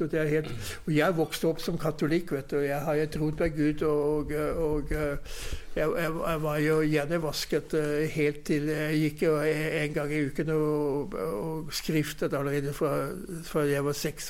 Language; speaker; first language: Norwegian; non-native, fluent; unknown